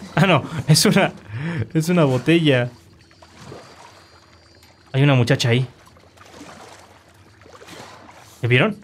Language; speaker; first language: Spanish; native; Spanish